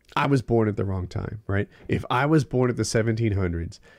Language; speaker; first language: English; native; English